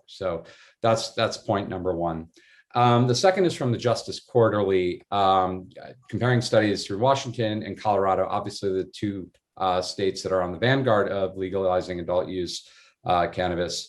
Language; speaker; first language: English; native; English